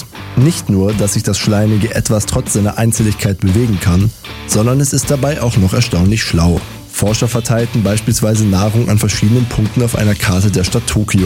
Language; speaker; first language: German; native; German